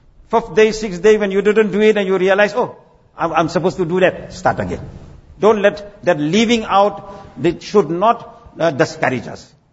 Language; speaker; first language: English; native; English